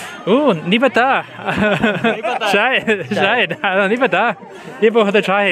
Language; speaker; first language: Hindi; non-native, learner; English